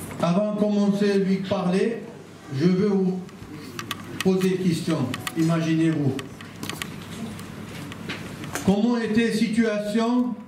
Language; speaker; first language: French; non-native, learner; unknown